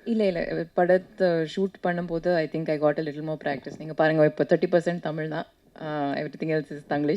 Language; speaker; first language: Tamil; non-native, learner; Kannada